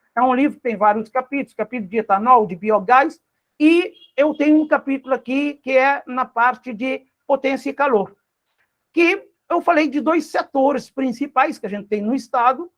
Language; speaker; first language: Portuguese; non-native, local second language; Kabuverdianu